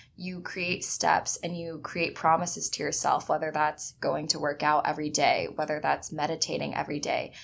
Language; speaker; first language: English; early bilingual, other home language; Chinese